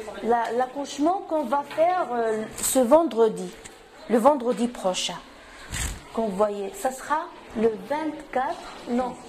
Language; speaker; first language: French; non-native, local second language; Arabic